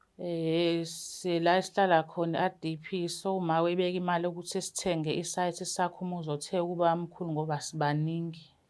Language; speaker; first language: Zulu; native; Zulu